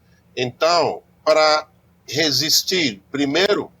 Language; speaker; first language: Portuguese; non-native, learner; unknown